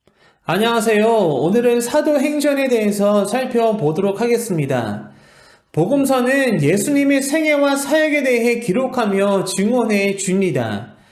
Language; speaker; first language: Korean; native; Korean